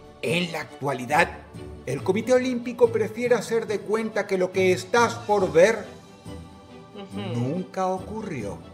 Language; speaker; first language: Spanish; native; Spanish